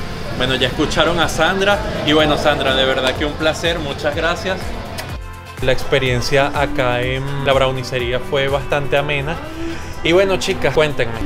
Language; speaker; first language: Spanish; native; Spanish